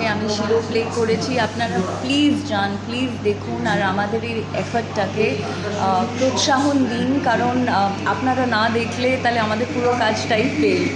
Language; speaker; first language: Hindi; non-native, local second language; Bangla